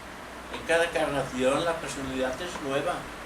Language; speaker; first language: Spanish; native; Spanish